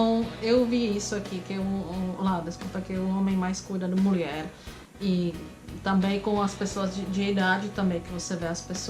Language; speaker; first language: Portuguese; non-native, fluent; Czech